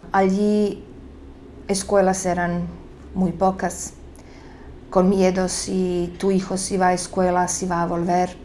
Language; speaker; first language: Spanish; non-native, fluent; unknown